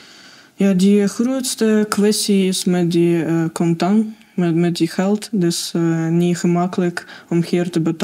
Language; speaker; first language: Dutch; non-native, learner; Russian